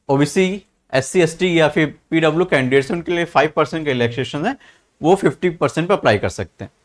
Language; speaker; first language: Hindi; native; Hindi